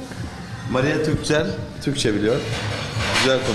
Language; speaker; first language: Turkish; native; Turkish